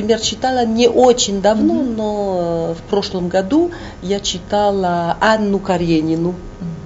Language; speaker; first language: Russian; non-native, fluent; French